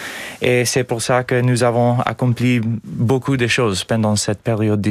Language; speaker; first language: French; non-native, learner; English